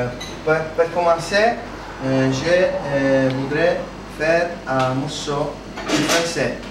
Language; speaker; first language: French; non-native, learner; Italian